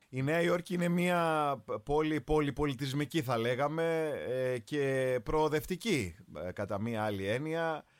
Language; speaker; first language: Greek; native; Greek